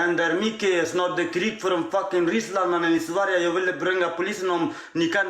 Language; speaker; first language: Swedish; non-native, learner; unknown